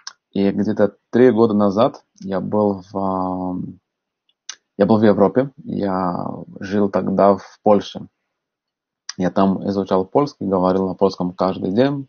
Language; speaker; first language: Russian; non-native, fluent; Portuguese